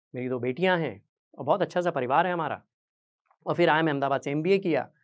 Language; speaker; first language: Hindi; native; Hindi